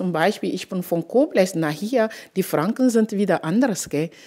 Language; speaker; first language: German; non-native, fluent; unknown